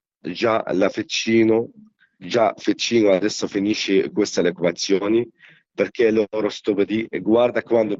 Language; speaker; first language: Italian; non-native, learner; Arabic